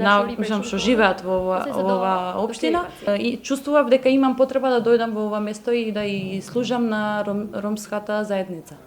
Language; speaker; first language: Macedonian; non-native, fluent; Albanian